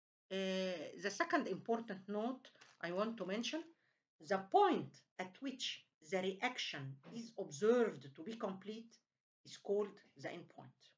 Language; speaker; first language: English; non-native, fluent; Arabic